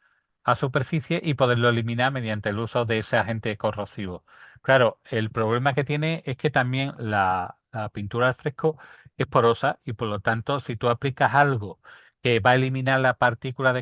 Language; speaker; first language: Spanish; native; Spanish